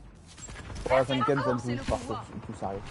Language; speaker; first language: French; native; French